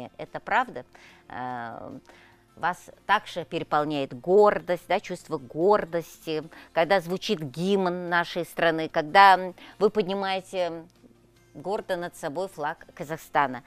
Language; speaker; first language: Russian; native; Russian